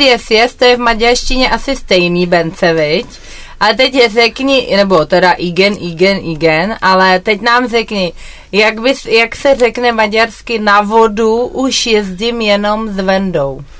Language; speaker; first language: Czech; native; Czech